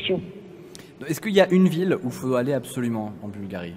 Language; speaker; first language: French; native; French